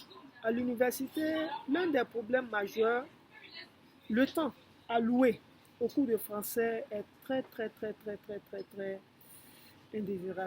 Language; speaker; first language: French; non-native, fluent; Yoruba